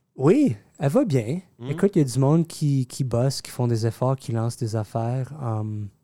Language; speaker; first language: French; native; French